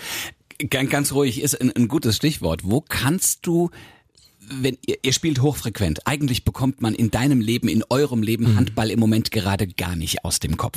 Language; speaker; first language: German; native; German